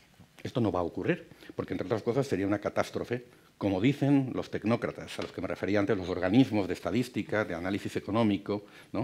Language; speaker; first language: Spanish; native; Spanish